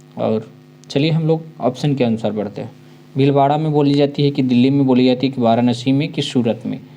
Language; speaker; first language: Hindi; native; Hindi